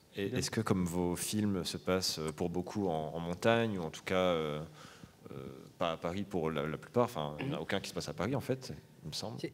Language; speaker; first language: French; native; French